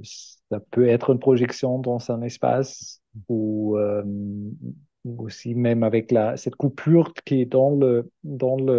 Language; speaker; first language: French; non-native, fluent; German